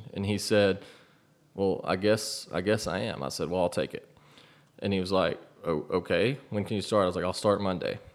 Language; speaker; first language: English; native; English